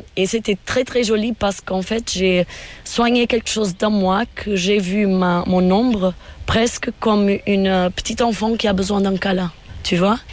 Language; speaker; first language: French; non-native, fluent; Portuguese